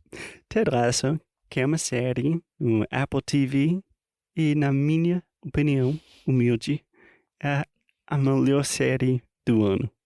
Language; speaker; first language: Portuguese; non-native, fluent; English